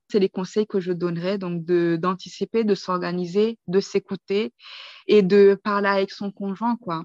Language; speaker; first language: French; early bilingual, other home language; Kinyarwanda